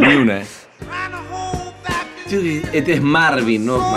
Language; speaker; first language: Spanish; native; Spanish